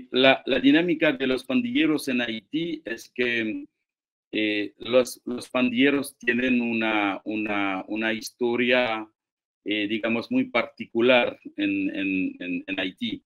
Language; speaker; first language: Spanish; non-native, fluent; Haitian Creole